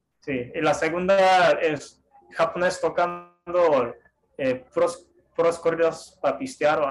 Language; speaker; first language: Spanish; non-native, fluent; Japanese